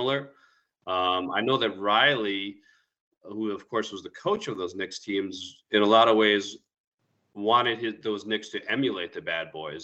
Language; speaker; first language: English; native; English